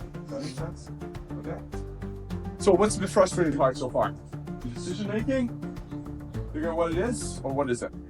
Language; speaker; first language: English; native; English